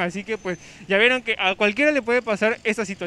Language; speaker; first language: Spanish; native; Spanish